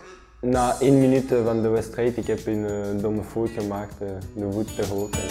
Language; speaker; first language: Dutch; non-native, local second language; French